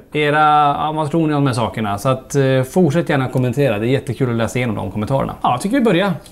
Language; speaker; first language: Swedish; native; Swedish